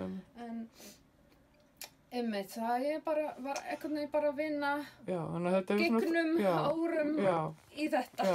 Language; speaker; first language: Icelandic; non-native, learner; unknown